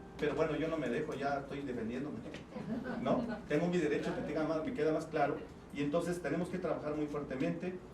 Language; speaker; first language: Spanish; non-native, local second language; Tzeltal